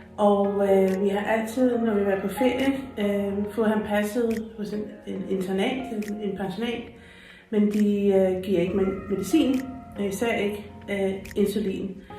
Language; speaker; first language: Danish; non-native, fluent; English